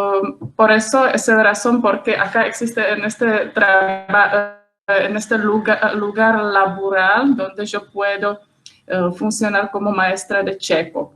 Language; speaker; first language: Spanish; non-native, fluent; Czech